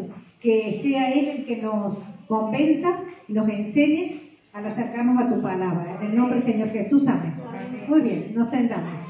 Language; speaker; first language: Spanish; native; Spanish